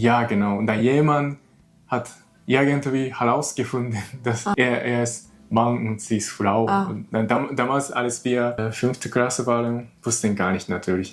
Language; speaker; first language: German; non-native, learner; Japanese